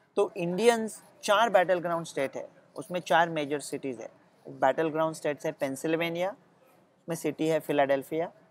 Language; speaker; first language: Hindi; non-native, local second language; Marathi